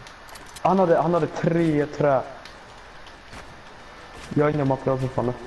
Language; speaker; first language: Swedish; early bilingual, other home language; Turkish